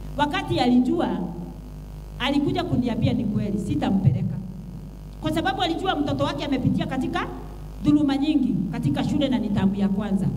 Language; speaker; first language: Swahili; non-native, local second language; Kikuyu